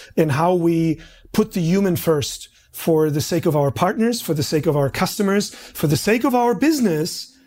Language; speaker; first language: English; non-native, fluent; German